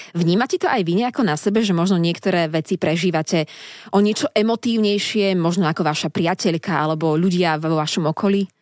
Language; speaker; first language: Slovak; native; Slovak